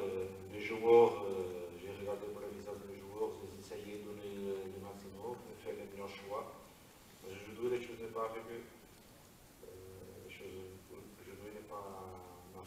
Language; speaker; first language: French; non-native, learner; Portuguese